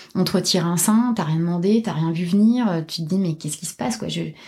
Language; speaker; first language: French; native; French